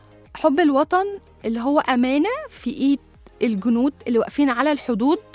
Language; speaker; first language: Arabic; native; Arabic